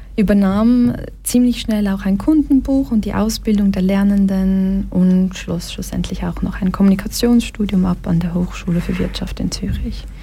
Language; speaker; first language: German; early bilingual, other home language; Portuguese